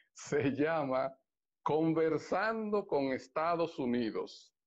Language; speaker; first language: Spanish; native; Spanish